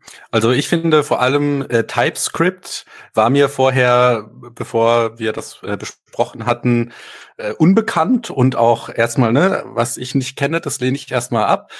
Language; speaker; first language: German; native; German